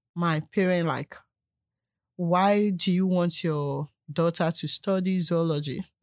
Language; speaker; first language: English; non-native, local second language; Yoruba